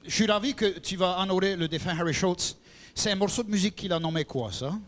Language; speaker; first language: French; native; French